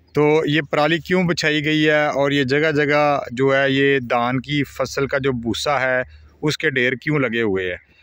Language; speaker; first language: Urdu; non-native, local second language; Punjabi